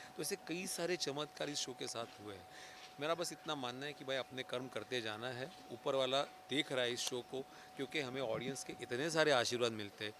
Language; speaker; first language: Hindi; non-native, local second language; Marathi